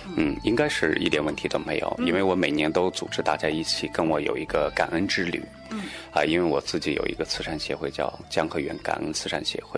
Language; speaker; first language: Chinese; non-native, local second language; Tibetan